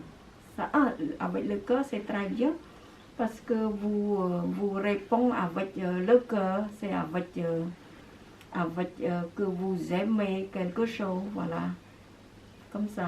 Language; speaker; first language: French; non-native, fluent; Khmer